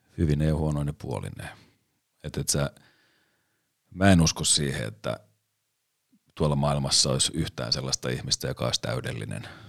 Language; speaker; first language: Finnish; native; Finnish